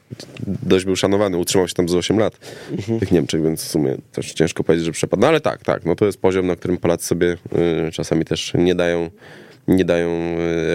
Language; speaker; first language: Polish; native; Polish